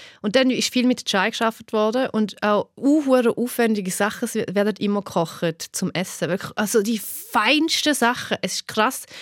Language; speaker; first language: German; early bilingual, other home language; Albanian